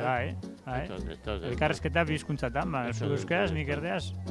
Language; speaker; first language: Basque; native; Basque